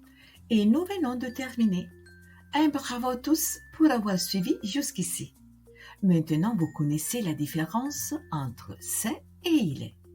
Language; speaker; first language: French; non-native, fluent; Italian